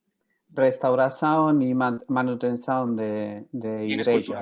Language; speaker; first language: Portuguese; non-native, fluent; Spanish